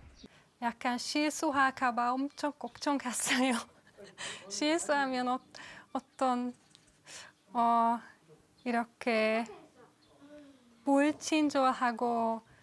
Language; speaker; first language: Korean; non-native, fluent; Hungarian